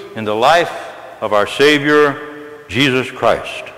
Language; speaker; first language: English; native; English